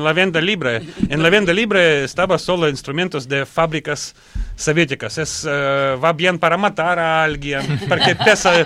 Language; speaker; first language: Spanish; non-native, learner; Russian